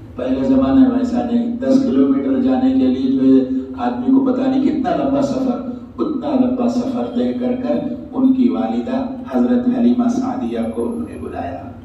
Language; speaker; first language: Urdu; native; Urdu